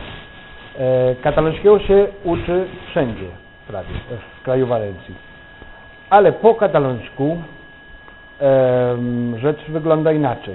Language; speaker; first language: Polish; non-native, fluent; Catalan